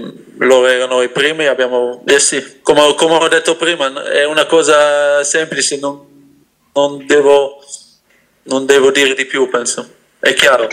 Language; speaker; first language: Italian; non-native, fluent; Dutch